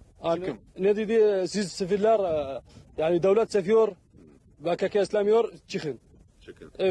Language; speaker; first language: Turkish; non-native, learner; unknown